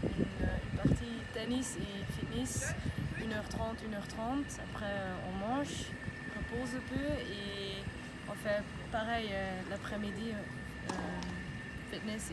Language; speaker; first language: French; non-native, local second language; Dutch